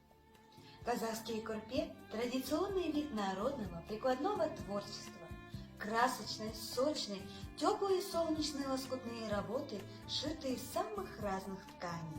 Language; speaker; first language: Russian; native; Russian